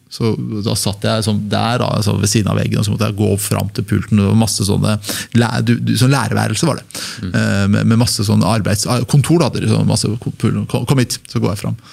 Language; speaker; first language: Norwegian; early bilingual, other home language; Persian